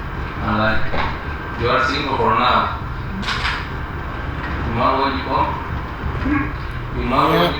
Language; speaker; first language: English; non-native, learner; Spanish